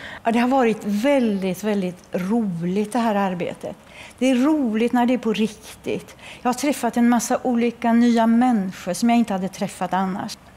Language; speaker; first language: Swedish; native; Swedish